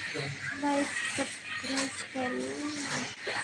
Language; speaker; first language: Hindi; non-native, local second language; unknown